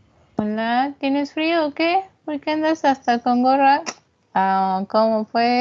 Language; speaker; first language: Spanish; native; Spanish